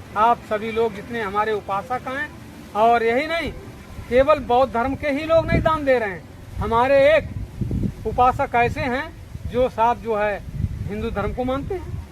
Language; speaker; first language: Hindi; native; Hindi